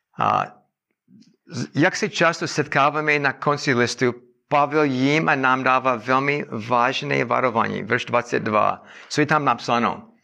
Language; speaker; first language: Czech; non-native, learner; English